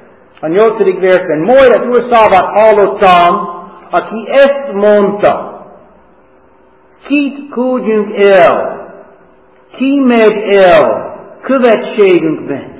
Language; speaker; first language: Hungarian; non-native, learner; English